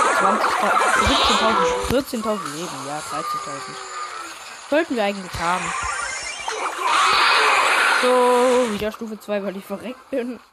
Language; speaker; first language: German; native; German